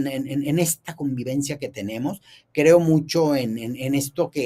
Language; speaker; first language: Spanish; native; Spanish